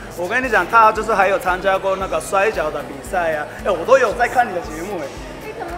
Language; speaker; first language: Chinese; non-native, fluent; Japanese